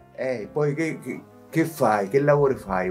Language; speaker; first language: Italian; native; Italian